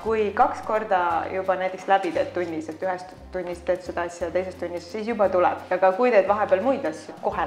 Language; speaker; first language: Estonian; native; Estonian